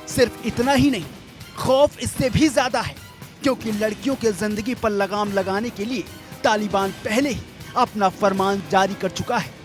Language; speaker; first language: Hindi; native; Hindi